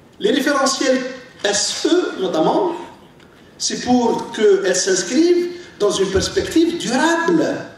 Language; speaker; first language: French; non-native, local second language; Arabic